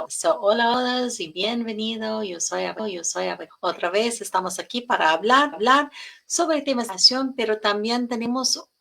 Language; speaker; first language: Spanish; non-native, learner; English